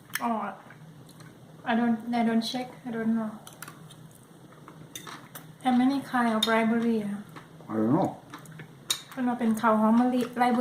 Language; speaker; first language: English; non-native, learner; Thai